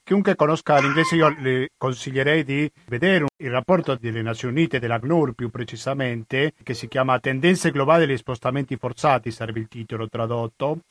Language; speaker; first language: Italian; non-native, fluent; Spanish